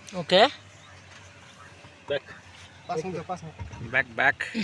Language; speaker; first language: Hindi; non-native, learner; Kannada